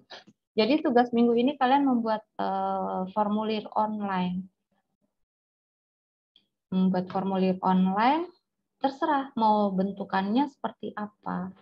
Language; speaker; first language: Indonesian; native; Indonesian